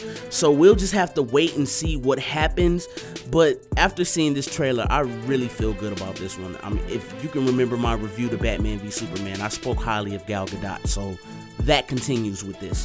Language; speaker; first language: English; native; English